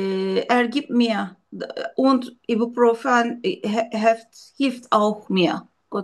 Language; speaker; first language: German; non-native, learner; Turkish